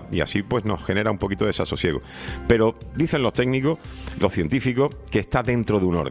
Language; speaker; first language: Spanish; native; Spanish